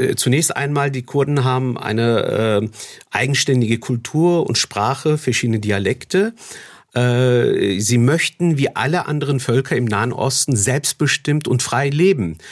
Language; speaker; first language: German; early bilingual, other home language; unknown